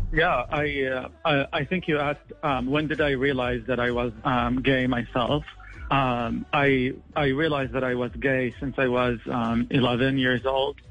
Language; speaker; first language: English; non-native, fluent; Arabic